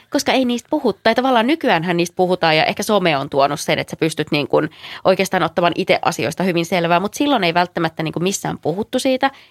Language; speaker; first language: Finnish; native; Finnish